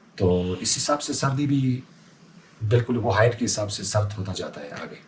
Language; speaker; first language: Urdu; non-native, local second language; Khowar